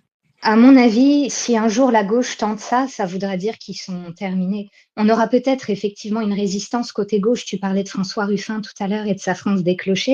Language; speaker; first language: French; native; French